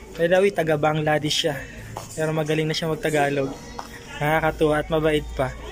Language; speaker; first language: Filipino; native; Filipino